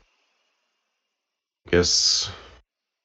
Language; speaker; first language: English; native; English